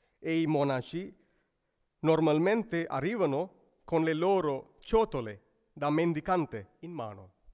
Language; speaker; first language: Italian; non-native, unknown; Sinhala